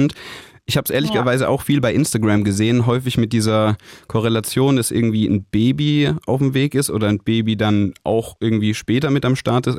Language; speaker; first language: German; native; German